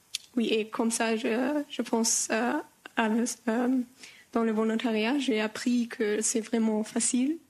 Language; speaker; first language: French; non-native, learner; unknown